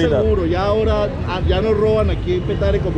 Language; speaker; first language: Spanish; native; Spanish